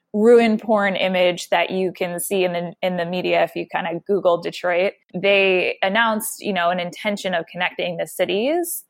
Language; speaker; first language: English; native; English